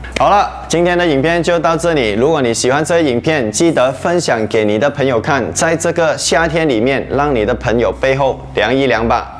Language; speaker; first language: Chinese; non-native, local second language; Hakka Chinese